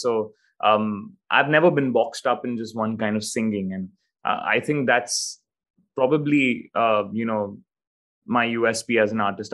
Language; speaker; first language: English; non-native, local second language; Hindi